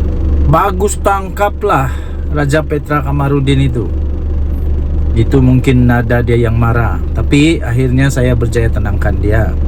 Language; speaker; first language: Malay; native; Malay